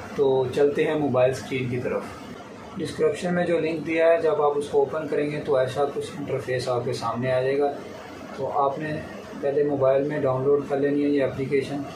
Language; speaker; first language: Urdu; non-native, local second language; Punjabi